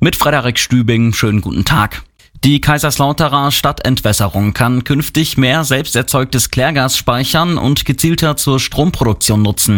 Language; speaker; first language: German; native; German